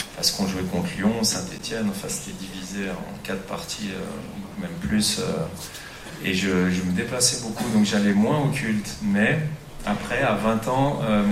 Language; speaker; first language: French; native; French